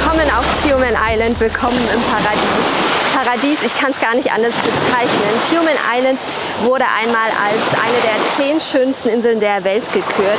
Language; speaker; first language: German; native; German